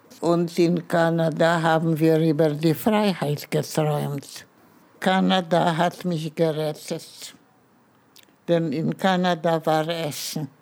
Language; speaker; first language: German; non-native, fluent; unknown